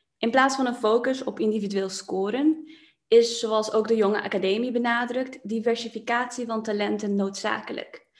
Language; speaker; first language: Dutch; non-native, local second language; Papiamento